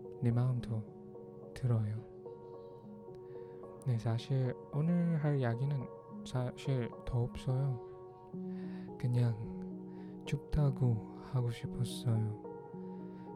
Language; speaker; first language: Korean; non-native, learner; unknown